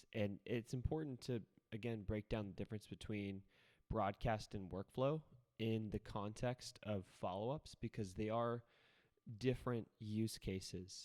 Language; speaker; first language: English; native; English